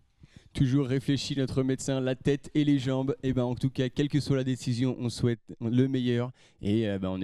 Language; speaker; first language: French; native; French